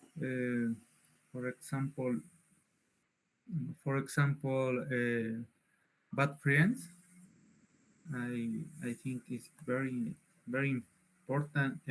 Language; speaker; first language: English; non-native, learner; Spanish